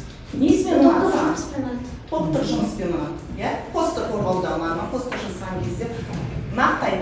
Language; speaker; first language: Kazakh; native; Kazakh